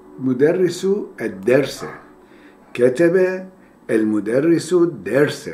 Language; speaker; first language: Arabic; non-native, fluent; Turkish